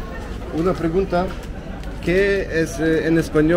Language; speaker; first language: Spanish; non-native, learner; German